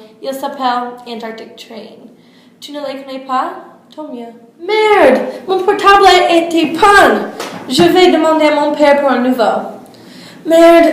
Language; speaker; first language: French; non-native, learner; English